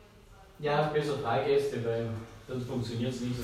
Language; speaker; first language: German; native; German